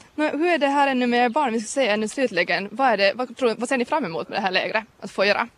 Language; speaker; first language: Swedish; native; Swedish